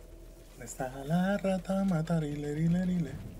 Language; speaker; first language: Spanish; native; Spanish